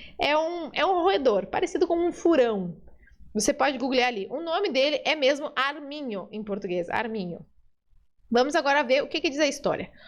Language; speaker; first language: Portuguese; early bilingual, other home language; Spanish